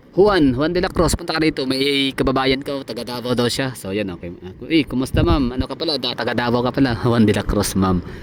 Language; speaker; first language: Filipino; non-native, local second language; Cebuano